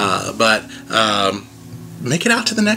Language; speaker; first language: English; native; English